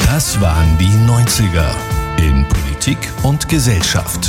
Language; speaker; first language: German; native; German